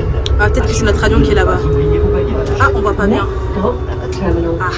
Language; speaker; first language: French; native; French